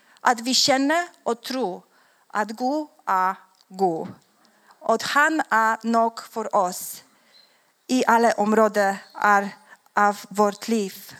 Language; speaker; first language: Swedish; non-native, learner; Polish